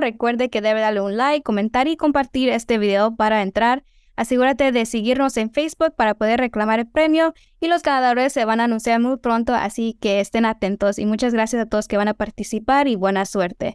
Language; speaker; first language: Spanish; early bilingual, heritage; Spanish